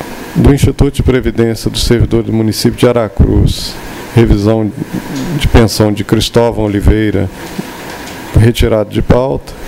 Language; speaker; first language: Portuguese; native; Portuguese